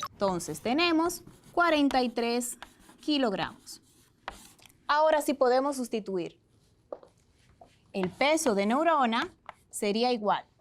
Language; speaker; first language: Spanish; native; Spanish